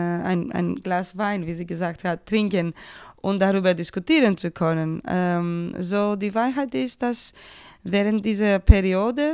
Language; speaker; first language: German; non-native, fluent; Greek